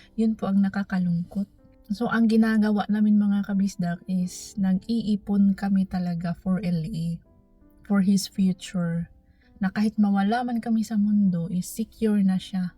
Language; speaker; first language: Filipino; non-native, local second language; Cebuano